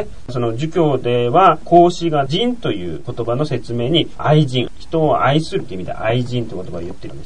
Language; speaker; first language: Japanese; native; Japanese